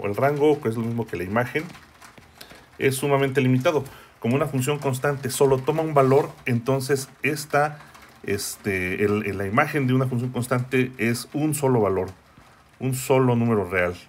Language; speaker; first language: Spanish; native; Spanish